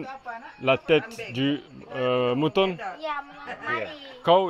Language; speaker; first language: English; non-native, learner; French